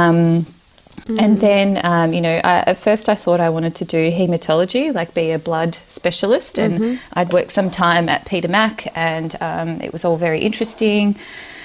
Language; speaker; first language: English; early bilingual, other home language; Romanian